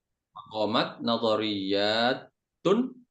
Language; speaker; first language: Arabic; non-native, learner; Indonesian